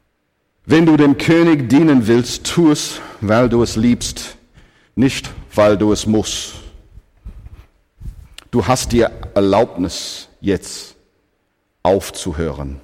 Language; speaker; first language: German; non-native, fluent; English